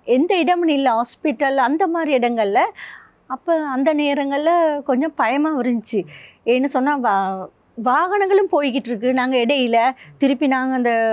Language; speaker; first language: Tamil; native; Tamil